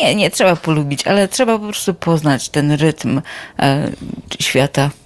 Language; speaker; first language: Polish; native; Polish